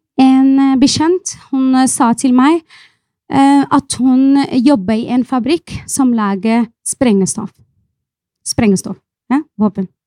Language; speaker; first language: Norwegian; non-native, fluent; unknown